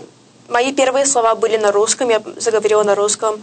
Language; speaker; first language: Russian; early bilingual, heritage; Russian